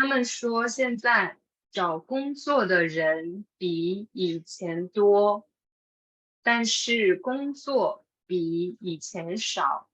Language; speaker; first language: Chinese; non-native, fluent; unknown